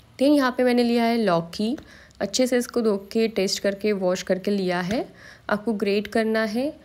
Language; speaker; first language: Hindi; non-native, local second language; Marathi